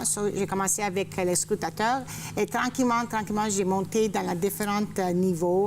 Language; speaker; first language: French; non-native, fluent; Greek